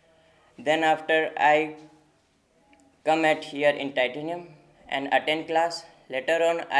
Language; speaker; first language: English; non-native, learner; Hindi